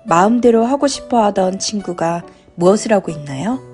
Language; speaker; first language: Korean; native; Korean